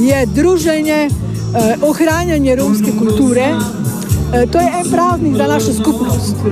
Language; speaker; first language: Slovenian; non-native, local second language; Romany